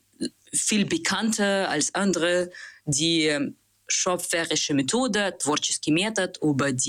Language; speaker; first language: German; non-native, learner; Russian